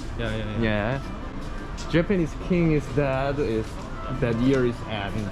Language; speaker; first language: English; non-native, learner; Korean